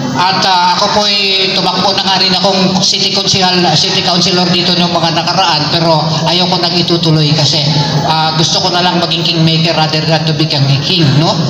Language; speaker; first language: Filipino; non-native, local second language; Cebuano